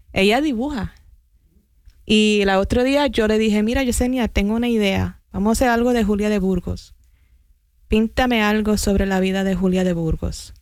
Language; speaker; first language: Spanish; non-native, fluent; English